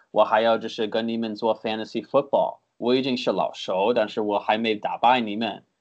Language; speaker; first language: Chinese; early bilingual, heritage; Chinese